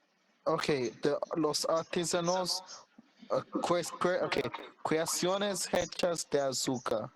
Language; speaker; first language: Spanish; non-native, learner; English